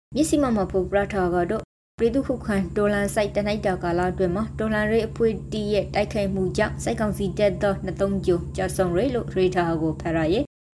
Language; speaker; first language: Burmese; native; Burmese